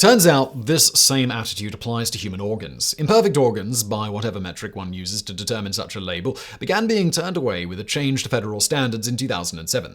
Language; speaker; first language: English; native; English